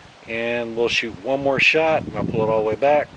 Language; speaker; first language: English; native; English